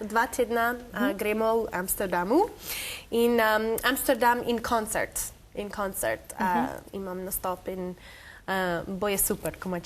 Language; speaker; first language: Slovenian; non-native, learner; English